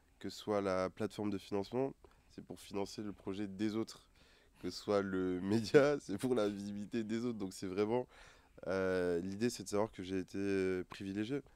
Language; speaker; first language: French; non-native, local second language; Wolof